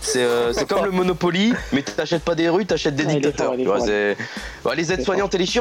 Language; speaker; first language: French; native; French